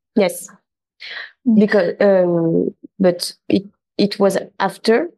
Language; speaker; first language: English; non-native, local second language; French